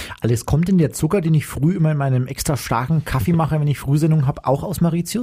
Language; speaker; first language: German; native; German